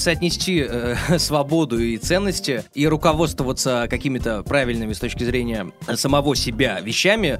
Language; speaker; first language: Russian; native; Russian